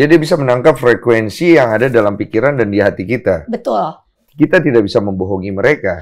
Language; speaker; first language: Indonesian; native; Indonesian